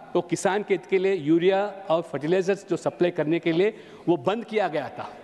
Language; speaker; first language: Hindi; non-native, local second language; Telugu